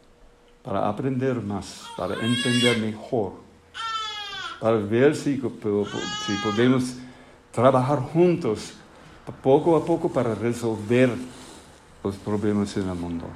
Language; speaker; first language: Spanish; non-native, fluent; English